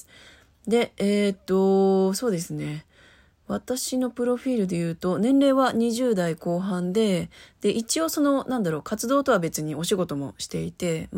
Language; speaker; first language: Japanese; native; Japanese